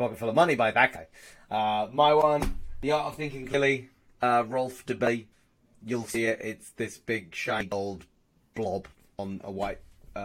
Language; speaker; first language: English; native; English